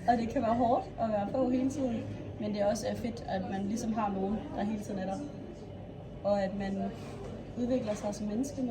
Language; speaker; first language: Danish; native; Danish